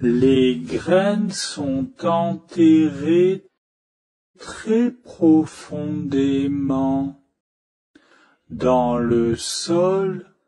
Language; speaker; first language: French; non-native, fluent; Chinese